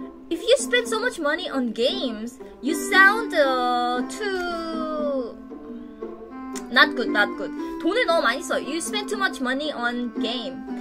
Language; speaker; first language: English; non-native, fluent; Korean